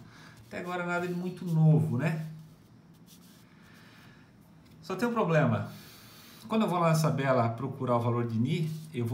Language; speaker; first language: Portuguese; native; Portuguese